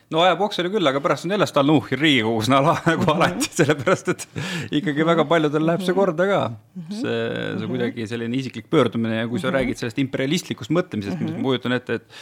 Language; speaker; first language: Estonian; native; Estonian